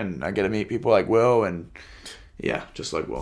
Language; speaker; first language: English; native; English